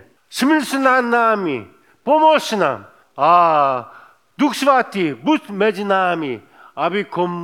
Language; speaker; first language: Czech; non-native, fluent; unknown